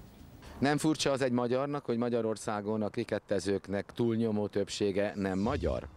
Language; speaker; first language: Hungarian; native; Hungarian